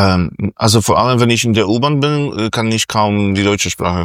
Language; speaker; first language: German; non-native, fluent; Polish